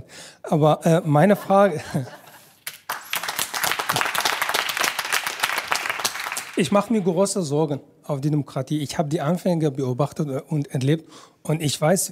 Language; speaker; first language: German; non-native, fluent; Arabic